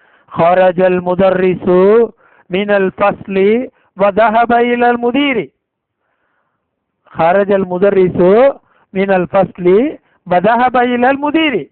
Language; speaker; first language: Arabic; non-native, fluent; Tamil